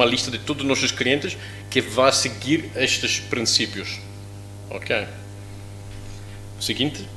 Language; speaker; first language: Portuguese; non-native, learner; English